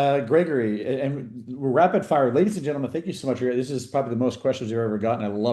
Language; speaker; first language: English; native; English